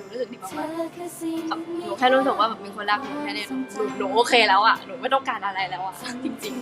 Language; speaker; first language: Thai; native; Thai